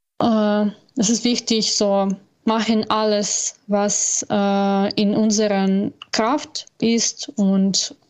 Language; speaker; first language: German; non-native, learner; Ukrainian